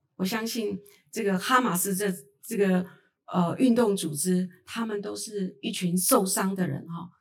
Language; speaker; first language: Chinese; native; Chinese